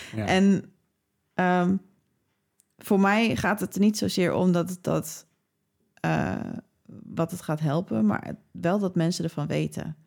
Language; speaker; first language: Dutch; early bilingual, other home language; English